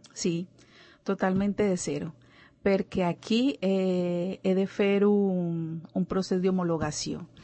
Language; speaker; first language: Catalan; non-native, learner; Spanish